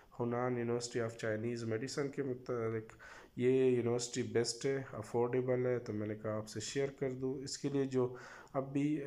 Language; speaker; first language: Urdu; non-native, local second language; Pashto